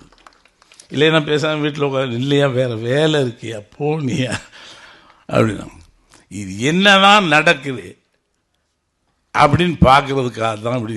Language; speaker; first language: Tamil; native; Tamil